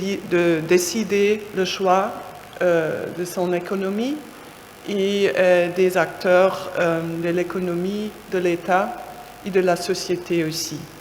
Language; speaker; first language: French; non-native, fluent; German